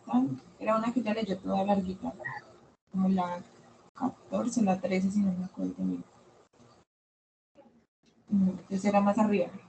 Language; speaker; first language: Spanish; native; Spanish